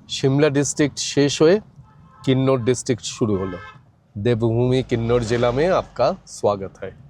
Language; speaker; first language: Hindi; non-native, local second language; Bangla